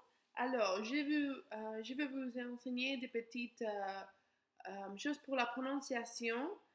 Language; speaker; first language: French; non-native, learner; English